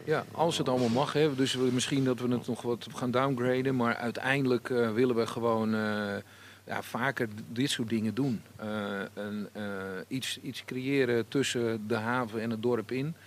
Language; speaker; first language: Dutch; native; Dutch